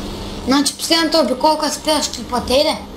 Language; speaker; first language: Bulgarian; native; Bulgarian